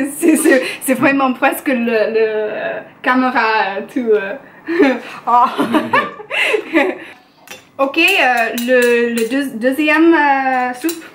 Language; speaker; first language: French; non-native, learner; English